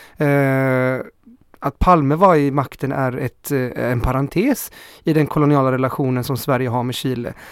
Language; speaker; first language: Swedish; early bilingual, other home language; Spanish